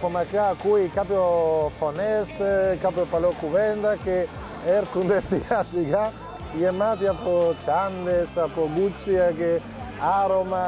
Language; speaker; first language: Greek; non-native, learner; Italian